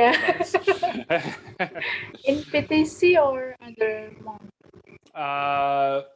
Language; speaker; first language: English; non-native, learner; Indonesian